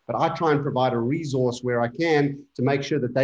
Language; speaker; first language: English; native; English